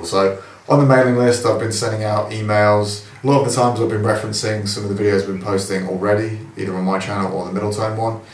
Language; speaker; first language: English; native; English